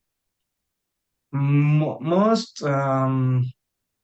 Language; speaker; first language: English; non-native, learner; Spanish